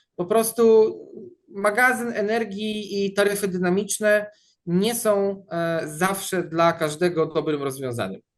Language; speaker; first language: Polish; native; Polish